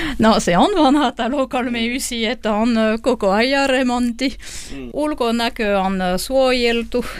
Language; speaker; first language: Finnish; non-native, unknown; French